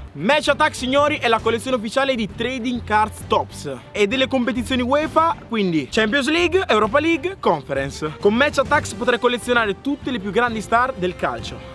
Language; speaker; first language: Italian; native; Italian